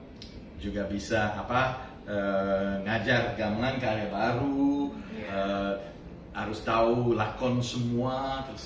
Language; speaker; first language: Indonesian; non-native, fluent; French